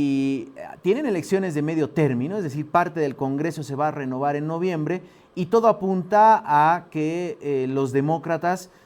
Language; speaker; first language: Spanish; native; Spanish